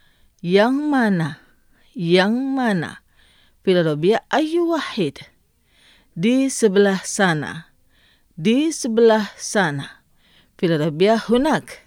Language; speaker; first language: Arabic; non-native, fluent; Indonesian